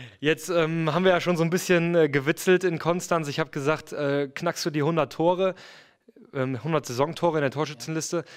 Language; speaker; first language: German; native; German